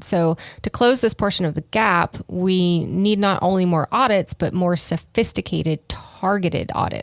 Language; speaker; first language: English; native; English